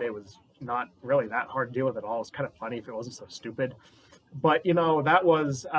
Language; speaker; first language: English; native; English